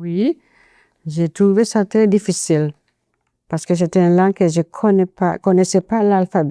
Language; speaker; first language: French; non-native, fluent; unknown